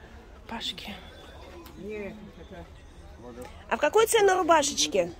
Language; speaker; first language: Russian; native; Russian